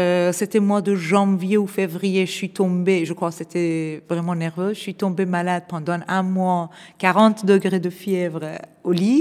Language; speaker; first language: French; non-native, fluent; Persian